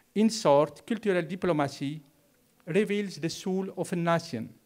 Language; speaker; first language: English; non-native, fluent; Arabic